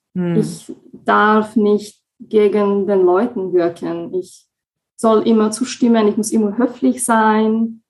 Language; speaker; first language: German; non-native, fluent; Slovak